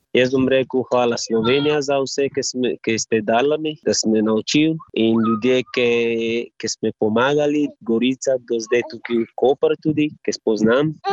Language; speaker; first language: Slovenian; non-native, learner; Igbo